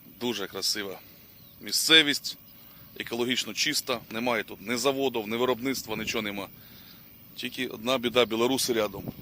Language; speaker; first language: Ukrainian; native; Ukrainian